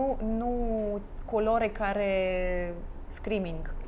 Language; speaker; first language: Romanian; non-native, learner; Russian